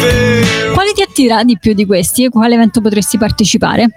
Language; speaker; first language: Italian; native; Italian